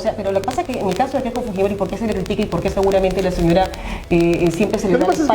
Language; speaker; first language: Spanish; native; Spanish